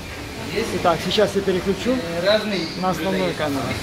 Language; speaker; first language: Russian; native; Russian